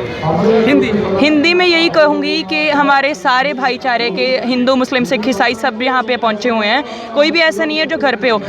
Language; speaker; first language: Hindi; non-native, local second language; Punjabi